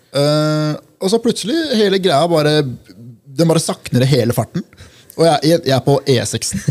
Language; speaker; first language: Norwegian; early bilingual, other home language; Punjabi